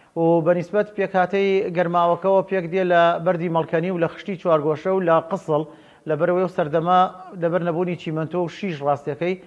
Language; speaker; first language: Central Kurdish; native; Central Kurdish